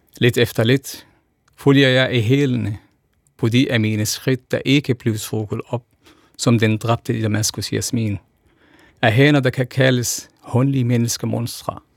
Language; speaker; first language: Danish; non-native, fluent; Kurdish